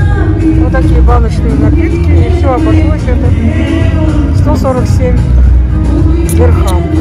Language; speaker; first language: Russian; native; Russian